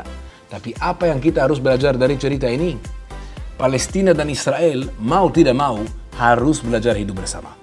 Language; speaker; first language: Indonesian; non-native, fluent; Hebrew